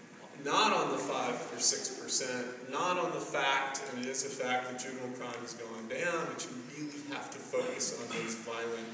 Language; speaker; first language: English; native; English